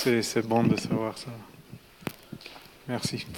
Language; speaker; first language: French; non-native, fluent; English